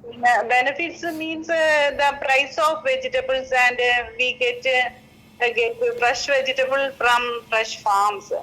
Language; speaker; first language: English; non-native, local second language; Malayalam